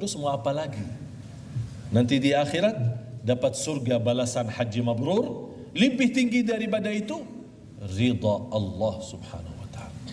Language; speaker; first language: Malay; non-native, fluent; Arabic